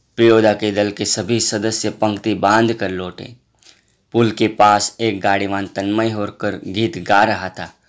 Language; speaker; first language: Hindi; non-native, local second language; Gujarati